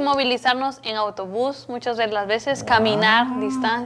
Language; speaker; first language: Spanish; native; Spanish